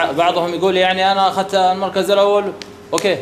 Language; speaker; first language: Arabic; native; Arabic